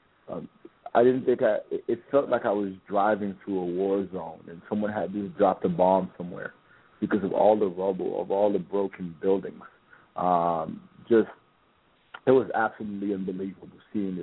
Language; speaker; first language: English; non-native, fluent; Haitian Creole